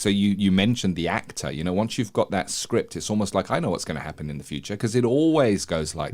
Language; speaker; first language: English; native; English